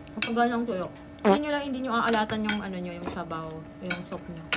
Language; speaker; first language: Filipino; non-native, local second language; Bikol